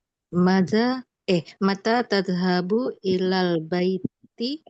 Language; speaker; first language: Arabic; non-native, learner; Indonesian